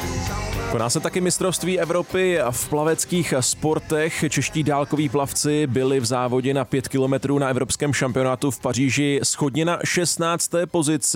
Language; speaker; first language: Czech; native; Czech